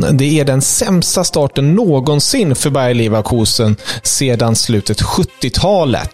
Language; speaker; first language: Swedish; native; Swedish